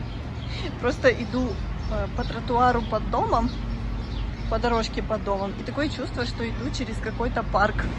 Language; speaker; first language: Russian; native; Russian